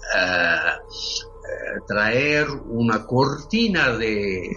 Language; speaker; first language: Spanish; non-native, fluent; Japanese